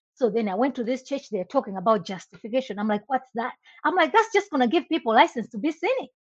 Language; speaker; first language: English; non-native, local second language; Nyanja